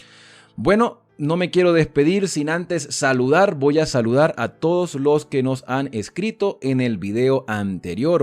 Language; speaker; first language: Spanish; native; Spanish